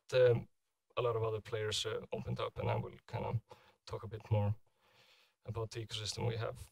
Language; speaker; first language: English; non-native, fluent; Icelandic